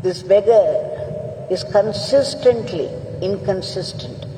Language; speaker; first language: English; non-native, local second language; Tamil